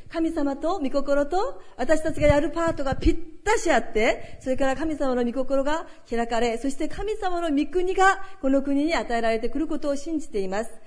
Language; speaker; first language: Japanese; early bilingual, other home language; Korean